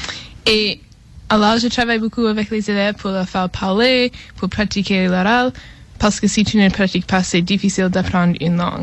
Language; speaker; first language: French; non-native, fluent; English